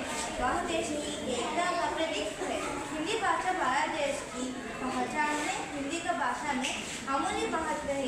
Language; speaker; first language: Hindi; non-native, local second language; Telugu